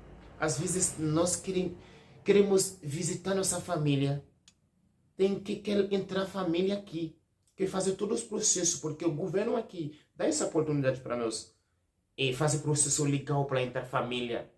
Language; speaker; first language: Portuguese; non-native, learner; Haitian Creole